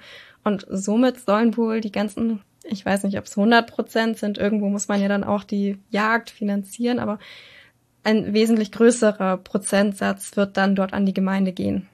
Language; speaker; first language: German; native; German